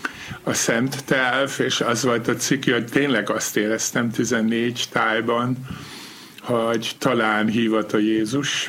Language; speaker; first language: Hungarian; non-native, fluent; German